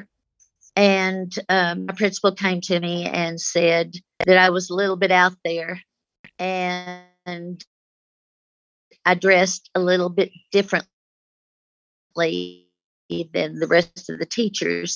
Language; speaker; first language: English; early bilingual, other home language; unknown